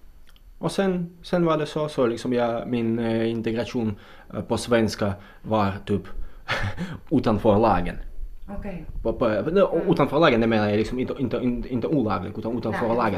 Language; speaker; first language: Swedish; non-native, fluent; Russian